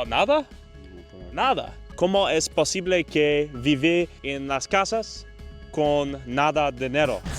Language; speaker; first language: Spanish; non-native, learner; English